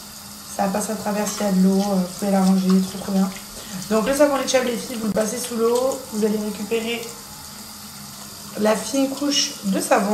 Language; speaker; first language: French; native; French